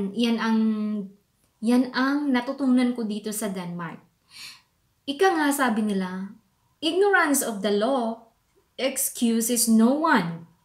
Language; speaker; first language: Filipino; native; Filipino